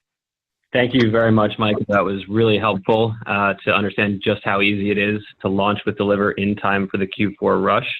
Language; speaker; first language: English; native; English